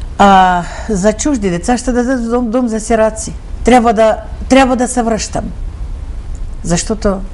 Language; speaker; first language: Bulgarian; early bilingual, heritage; Bulgarian